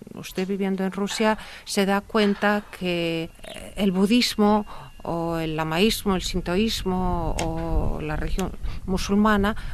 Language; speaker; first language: Spanish; early bilingual, heritage; Russian